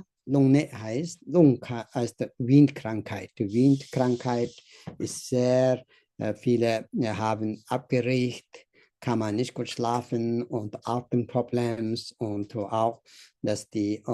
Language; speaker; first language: German; non-native, learner; Tibetan